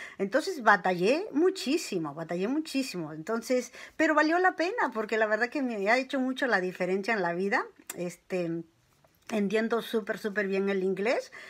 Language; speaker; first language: Spanish; non-native, local second language; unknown